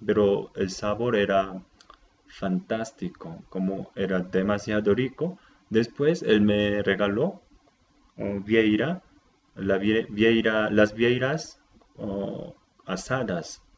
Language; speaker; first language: Spanish; non-native, fluent; Japanese